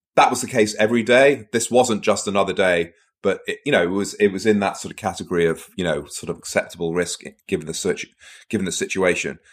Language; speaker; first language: English; native; English